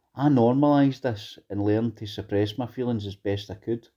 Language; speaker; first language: English; native; English